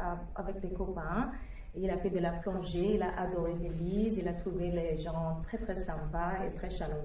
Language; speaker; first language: French; non-native, fluent; English